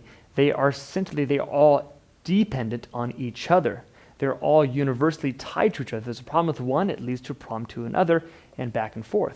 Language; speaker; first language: English; native; English